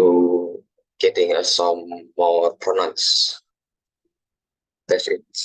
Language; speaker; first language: English; non-native, learner; Indonesian